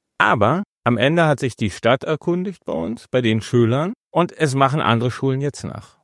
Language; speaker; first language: German; native; German